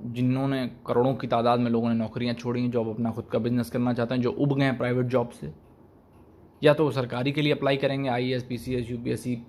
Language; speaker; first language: Hindi; native; Hindi